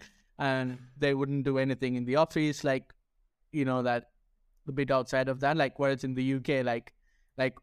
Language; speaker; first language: English; non-native, local second language; Sinhala